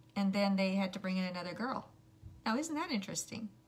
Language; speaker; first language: English; native; English